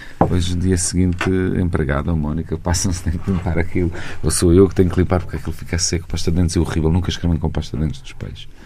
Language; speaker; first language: Portuguese; non-native, fluent; Bosnian